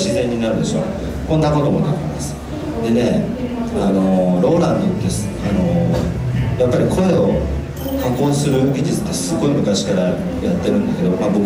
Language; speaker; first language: Japanese; native; Japanese